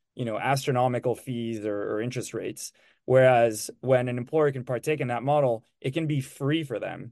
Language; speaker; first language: English; non-native, fluent; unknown